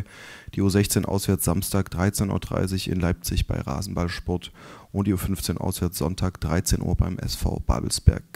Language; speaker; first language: German; native; German